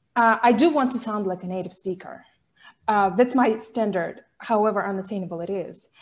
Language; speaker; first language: English; non-native, fluent; Russian